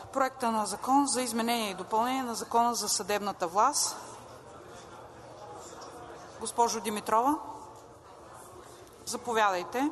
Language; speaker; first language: Bulgarian; native; Bulgarian